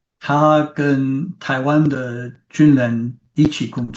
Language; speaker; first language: Chinese; early bilingual, heritage; English